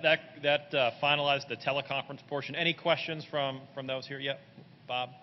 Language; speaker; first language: English; native; English